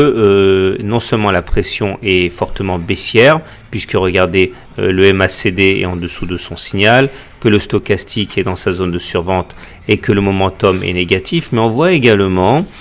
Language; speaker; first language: French; native; French